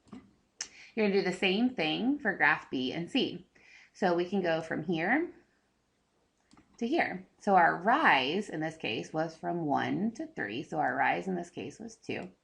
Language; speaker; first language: English; native; English